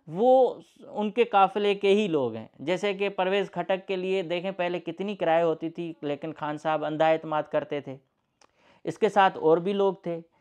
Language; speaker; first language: Urdu; non-native, local second language; Sindhi